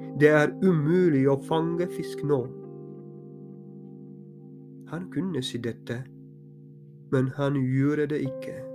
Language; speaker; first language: Norwegian; non-native, fluent; Polish